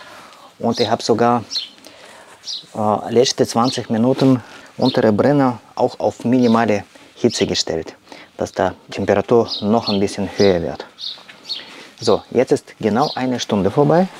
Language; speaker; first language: German; non-native, learner; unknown